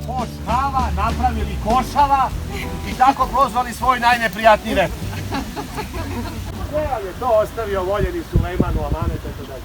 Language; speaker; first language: Bosnian; native; Bosnian